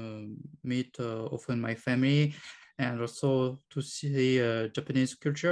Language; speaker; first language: English; non-native, learner; French